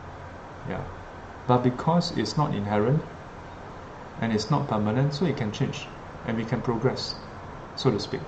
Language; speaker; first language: English; native; English